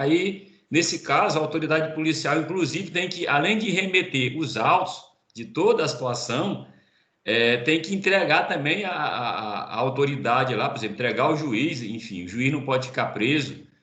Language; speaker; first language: Portuguese; native; Portuguese